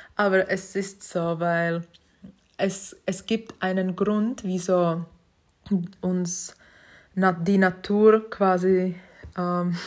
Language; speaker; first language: German; non-native, fluent; Czech